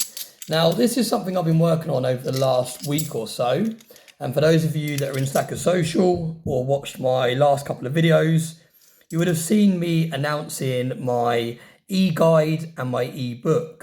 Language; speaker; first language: English; native; English